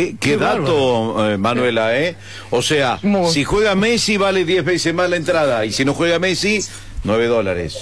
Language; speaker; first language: Spanish; native; Spanish